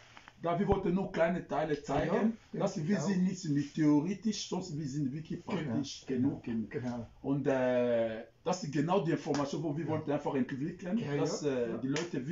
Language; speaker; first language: German; non-native, learner; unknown